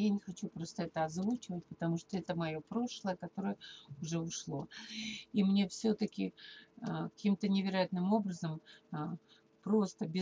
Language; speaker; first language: Russian; native; Russian